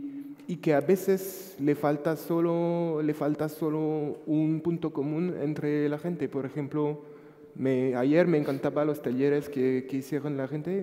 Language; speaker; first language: Spanish; non-native, fluent; French